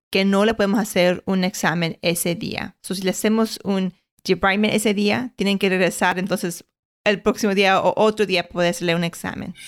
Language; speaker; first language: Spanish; early bilingual, heritage; Spanish